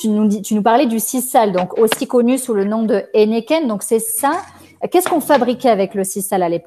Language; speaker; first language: French; native; French